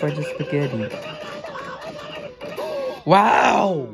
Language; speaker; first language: English; native; English